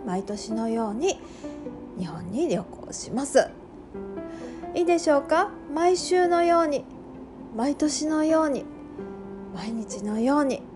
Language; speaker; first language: Japanese; non-native, learner; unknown